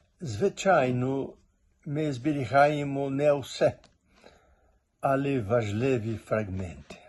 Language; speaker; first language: Ukrainian; early bilingual, heritage; Portuguese